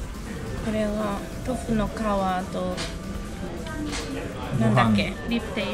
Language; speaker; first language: Japanese; non-native, fluent; Spanish